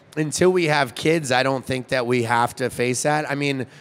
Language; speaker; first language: English; native; English